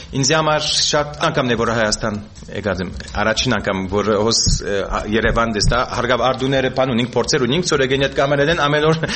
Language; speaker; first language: Armenian; early bilingual, heritage; Armenian